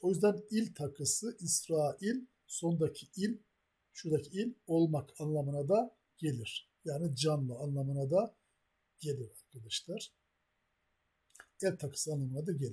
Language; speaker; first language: Turkish; native; Turkish